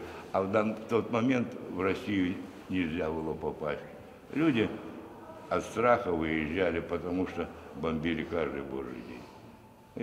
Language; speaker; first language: Russian; native; Russian